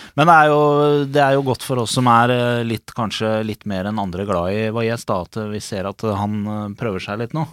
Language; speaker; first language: Norwegian; native; Norwegian